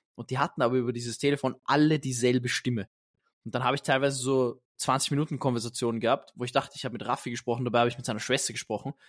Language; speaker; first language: German; native; German